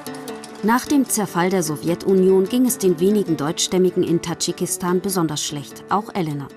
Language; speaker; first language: German; native; German